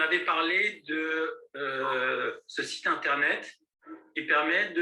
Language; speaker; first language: French; native; French